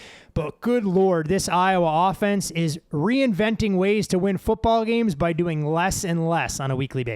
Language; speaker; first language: English; native; English